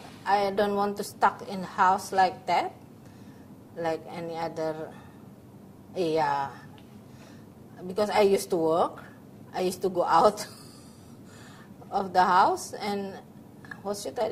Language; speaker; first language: English; non-native, learner; Indonesian